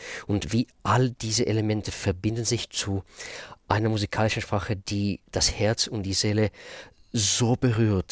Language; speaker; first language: German; non-native, fluent; Russian